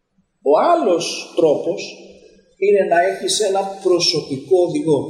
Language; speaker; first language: Greek; native; Greek